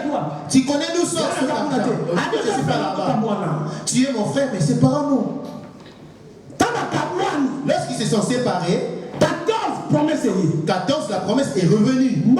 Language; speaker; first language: French; non-native, local second language; Lingala